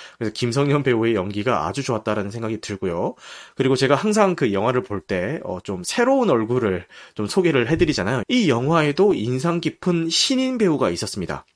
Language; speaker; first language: Korean; native; Korean